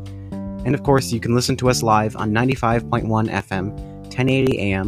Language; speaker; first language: English; native; English